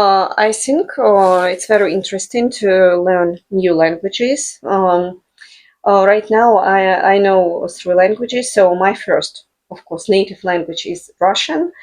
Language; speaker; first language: English; non-native, fluent; Russian